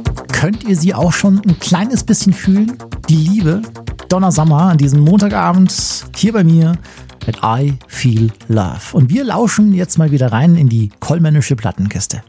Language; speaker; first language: German; native; German